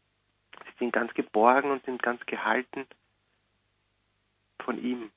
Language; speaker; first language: German; native; German